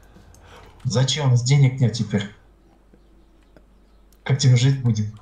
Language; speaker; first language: Russian; native; Russian